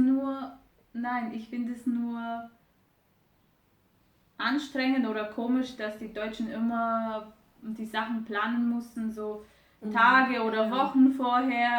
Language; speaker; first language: German; non-native, fluent; Romanian